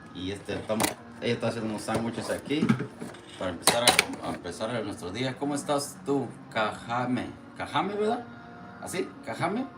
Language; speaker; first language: Spanish; early bilingual, heritage; Spanish